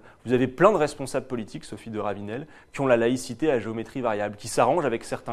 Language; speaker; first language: French; native; French